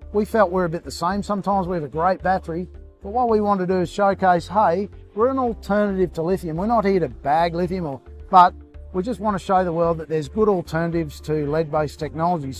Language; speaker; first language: English; native; English